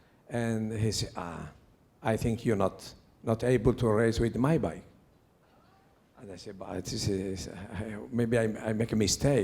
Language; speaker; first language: English; non-native, learner; Italian